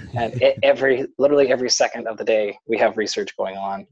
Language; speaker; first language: English; native; English